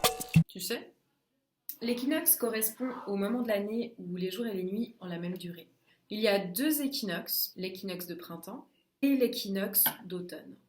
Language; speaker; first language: French; native; French